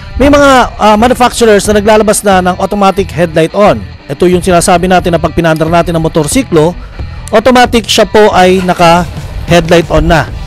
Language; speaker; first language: Filipino; native; Filipino